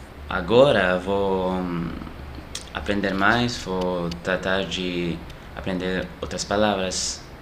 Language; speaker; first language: Portuguese; non-native, learner; French